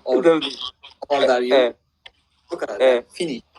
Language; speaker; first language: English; non-native, learner; Turkish